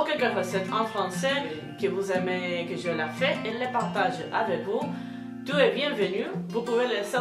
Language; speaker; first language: French; non-native, learner; Spanish